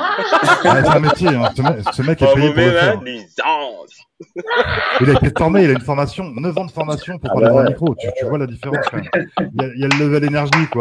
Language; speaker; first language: French; native; French